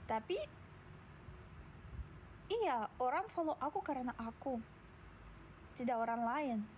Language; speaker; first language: Indonesian; non-native, learner; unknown